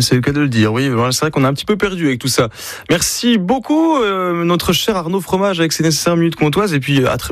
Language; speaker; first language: French; native; French